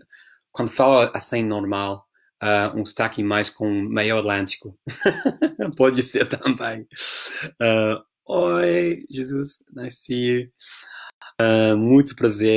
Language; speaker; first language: Portuguese; non-native, fluent; English